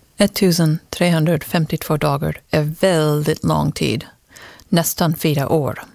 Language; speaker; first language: Swedish; non-native, fluent; English